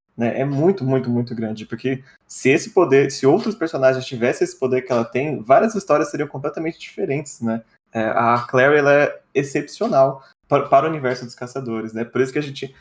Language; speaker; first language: Portuguese; native; Portuguese